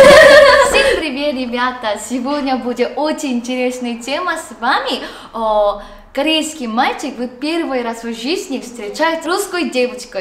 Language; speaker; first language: Russian; non-native, fluent; Korean